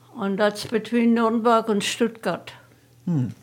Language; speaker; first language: English; non-native, fluent; German